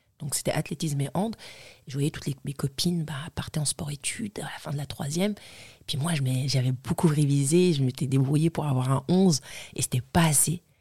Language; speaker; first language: French; early bilingual, other home language; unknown